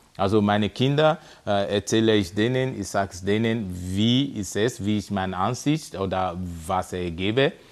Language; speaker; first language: German; non-native, fluent; Yoruba